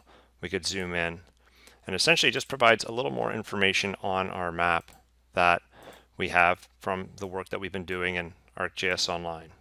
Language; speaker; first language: English; native; English